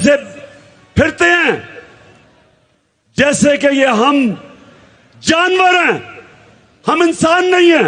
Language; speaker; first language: Urdu; native; Urdu